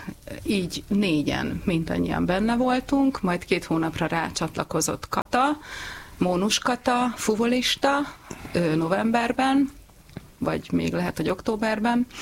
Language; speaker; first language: Hungarian; native; Hungarian